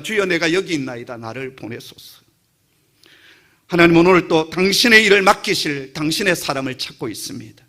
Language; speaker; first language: Korean; native; Korean